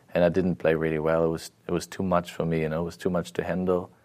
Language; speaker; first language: English; non-native, fluent; German